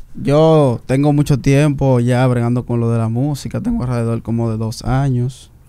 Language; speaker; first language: Spanish; early bilingual, heritage; Spanish